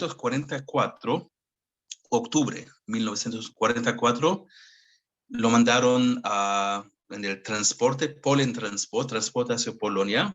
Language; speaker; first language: Spanish; non-native, fluent; Hebrew